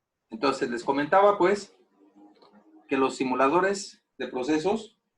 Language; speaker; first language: Spanish; native; Spanish